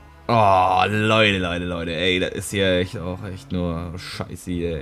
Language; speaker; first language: German; native; German